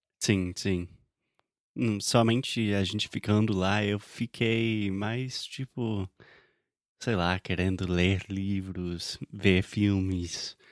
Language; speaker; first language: Portuguese; non-native, fluent; English